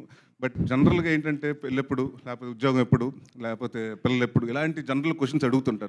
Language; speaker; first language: Telugu; native; Telugu